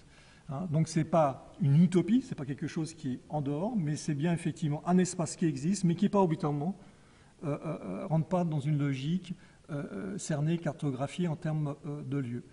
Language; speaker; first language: French; native; French